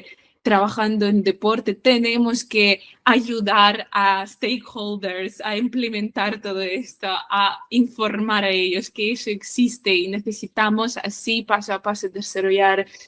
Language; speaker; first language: Spanish; non-native, fluent; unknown